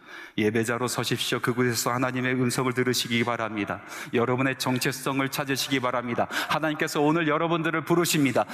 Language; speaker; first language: Korean; native; Korean